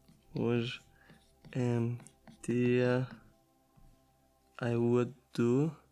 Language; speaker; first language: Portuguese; non-native, learner; German